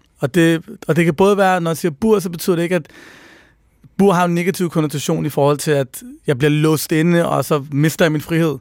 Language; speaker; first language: Danish; early bilingual, other home language; Persian